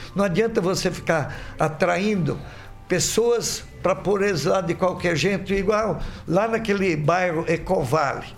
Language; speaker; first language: Portuguese; native; Portuguese